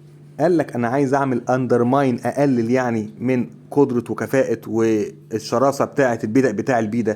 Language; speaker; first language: Arabic; native; Arabic